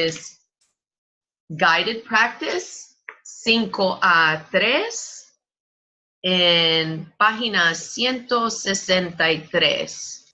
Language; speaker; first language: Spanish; non-native, fluent; English